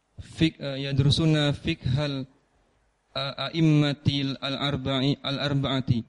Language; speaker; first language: Arabic; non-native, learner; Indonesian